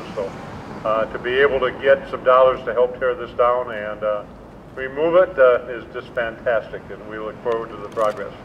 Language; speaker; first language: English; native; English